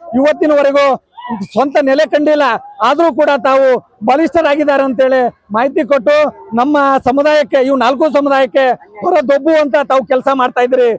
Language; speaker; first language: Kannada; non-native, local second language; Lambadi